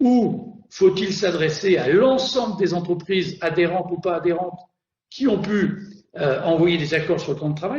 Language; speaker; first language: French; native; French